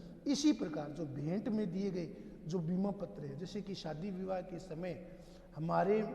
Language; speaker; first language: Hindi; native; Hindi